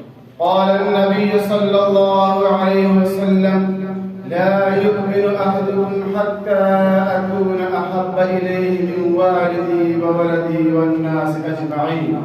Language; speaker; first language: Arabic; non-native, learner; Urdu